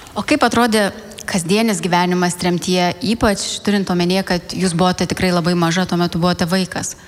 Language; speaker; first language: Lithuanian; native; Lithuanian